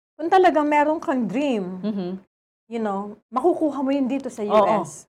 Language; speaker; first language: English; non-native, local second language; Filipino